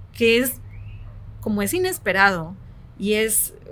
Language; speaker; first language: Spanish; native; Spanish